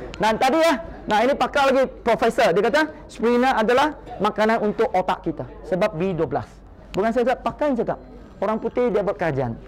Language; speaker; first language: Malay; non-native, local second language; Chinese